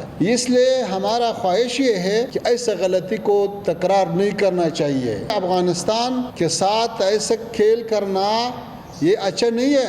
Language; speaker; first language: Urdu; non-native, fluent; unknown